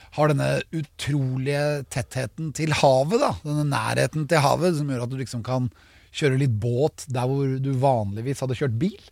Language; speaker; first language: Norwegian; native; Norwegian